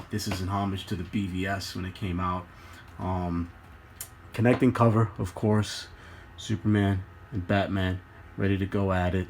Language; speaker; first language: English; native; English